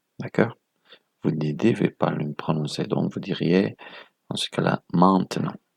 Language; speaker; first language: French; non-native, fluent; Spanish